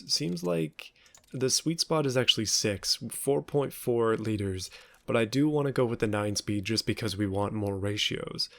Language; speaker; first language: English; native; English